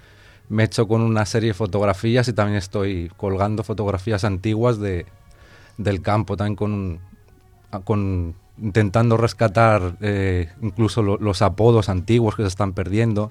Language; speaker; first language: Spanish; native; Spanish